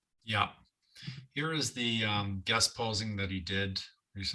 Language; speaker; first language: English; native; English